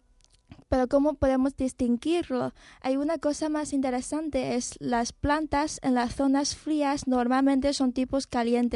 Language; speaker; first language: Spanish; non-native, fluent; Chinese